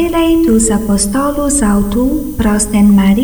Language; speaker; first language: Greek; non-native, fluent; Portuguese